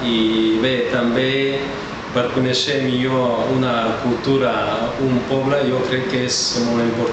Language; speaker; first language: Catalan; non-native, fluent; Bulgarian